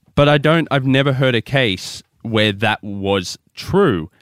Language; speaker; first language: English; native; English